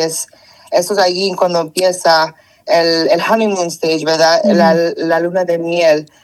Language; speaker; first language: Spanish; early bilingual, heritage; Spanish